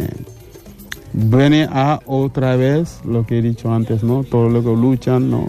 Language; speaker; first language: Spanish; non-native, fluent; Wolof